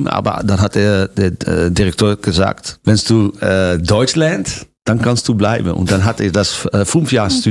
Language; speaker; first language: German; non-native, fluent; Dutch